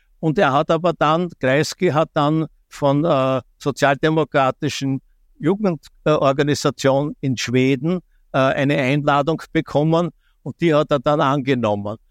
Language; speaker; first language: German; native; German